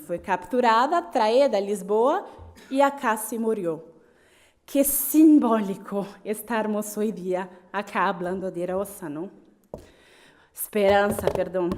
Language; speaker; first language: Spanish; non-native, fluent; Portuguese